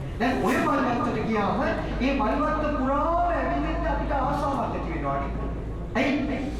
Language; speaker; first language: Sinhala; non-native, local second language; Tamil